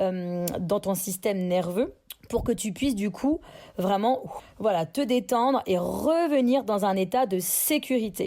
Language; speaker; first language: French; native; French